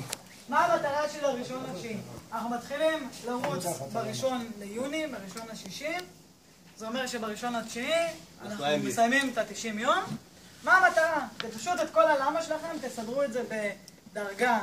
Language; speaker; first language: Hebrew; native; Hebrew